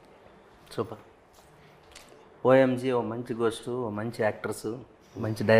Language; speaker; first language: Telugu; native; Telugu